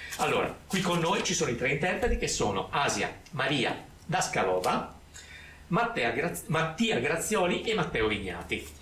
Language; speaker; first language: Italian; native; Italian